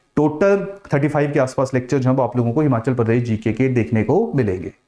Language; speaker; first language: Hindi; native; Hindi